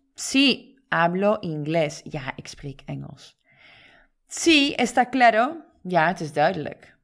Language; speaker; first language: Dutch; native; Dutch